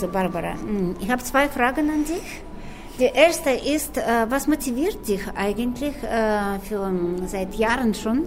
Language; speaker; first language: German; non-native, fluent; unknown